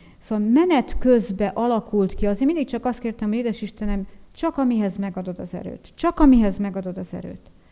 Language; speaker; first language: Hungarian; native; Hungarian